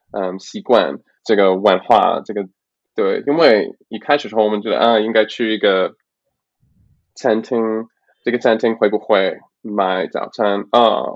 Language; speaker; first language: Chinese; non-native, learner; English